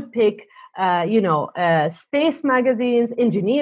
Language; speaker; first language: English; native; English